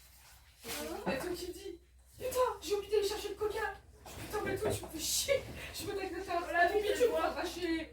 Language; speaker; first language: French; native; French